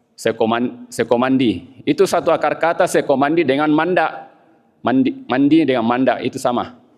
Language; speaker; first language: Indonesian; non-native, local second language; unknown